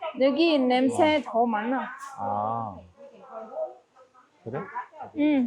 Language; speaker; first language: Korean; non-native, learner; Vietnamese